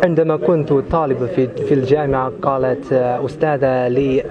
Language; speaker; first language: Arabic; non-native, learner; Chinese